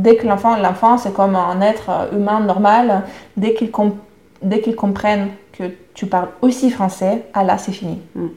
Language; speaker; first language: French; non-native, fluent; Russian